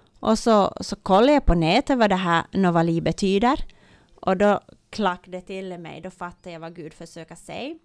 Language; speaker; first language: Swedish; native; Swedish